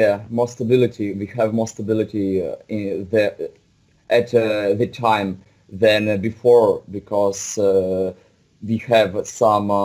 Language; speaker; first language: English; non-native, fluent; Russian